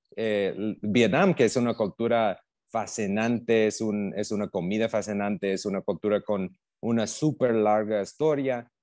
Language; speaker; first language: Spanish; non-native, fluent; English